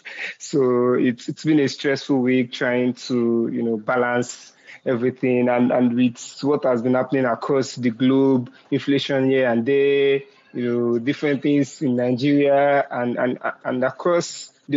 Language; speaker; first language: English; non-native, local second language; Yoruba